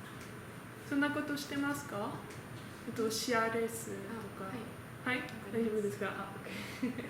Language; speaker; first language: Japanese; non-native, learner; French